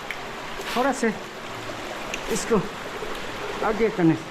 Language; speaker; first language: Hindi; non-native, local second language; Khasi